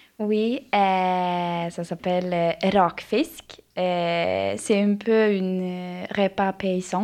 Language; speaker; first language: French; non-native, learner; Norwegian